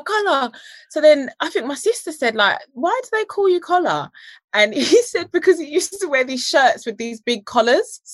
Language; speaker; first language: English; native; English